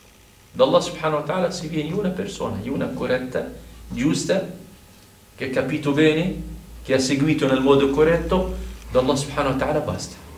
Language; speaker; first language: Italian; non-native, fluent; Arabic